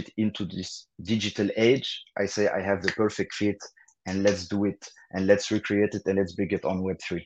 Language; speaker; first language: English; non-native, fluent; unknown